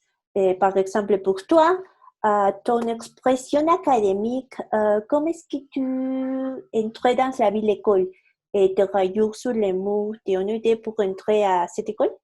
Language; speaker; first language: French; non-native, learner; Spanish